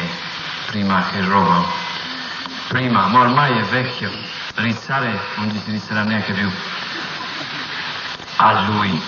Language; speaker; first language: Italian; native; Italian